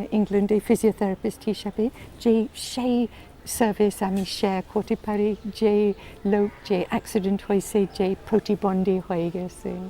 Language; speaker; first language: Bangla; non-native, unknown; English